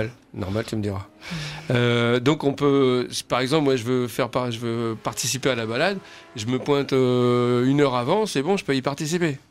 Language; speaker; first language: French; native; French